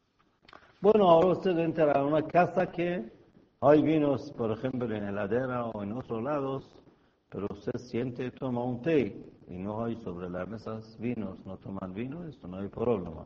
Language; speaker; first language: Spanish; non-native, fluent; Persian